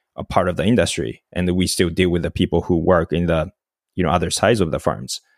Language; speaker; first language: English; non-native, fluent; Japanese